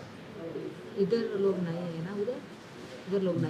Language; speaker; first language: Hindi; non-native, local second language; Telugu